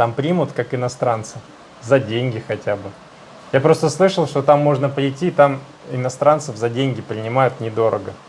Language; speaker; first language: Russian; native; Russian